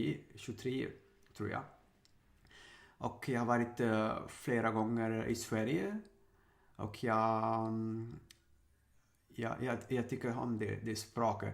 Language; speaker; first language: Swedish; non-native, learner; Sinhala